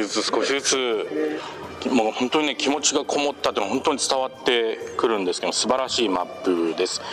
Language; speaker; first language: Japanese; native; Japanese